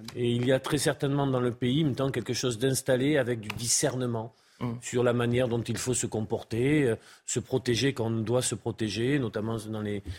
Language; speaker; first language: French; native; French